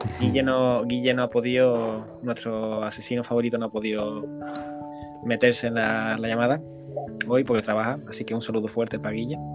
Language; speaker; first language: Spanish; native; Spanish